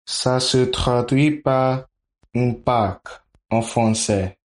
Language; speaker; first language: French; non-native, learner; English